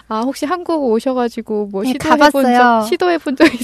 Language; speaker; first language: Korean; native; Korean